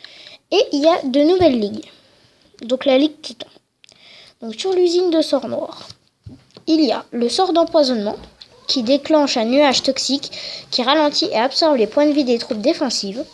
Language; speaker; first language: French; native; French